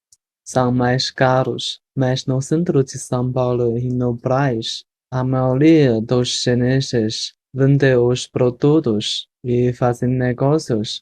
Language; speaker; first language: Portuguese; non-native, fluent; Chinese